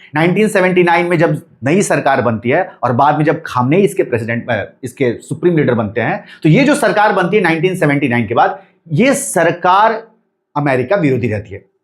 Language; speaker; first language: Hindi; native; Hindi